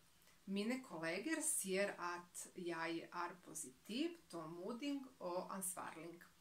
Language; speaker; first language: Norwegian; non-native, learner; Serbian